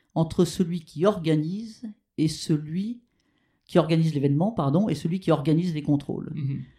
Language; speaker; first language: French; native; French